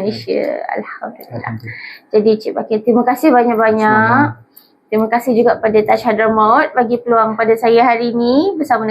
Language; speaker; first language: Malay; native; Malay